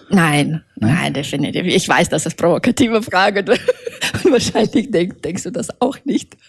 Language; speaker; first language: German; non-native, fluent; Russian